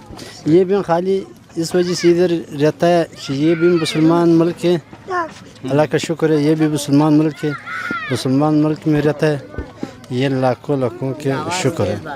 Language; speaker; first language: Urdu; non-native, local second language; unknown